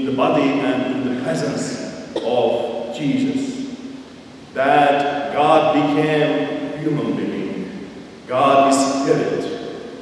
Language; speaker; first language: English; non-native, fluent; Armenian